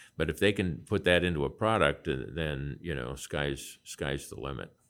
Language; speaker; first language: English; native; English